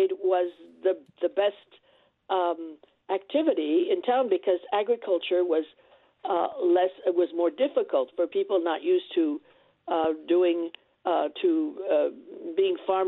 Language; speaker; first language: English; non-native, fluent; French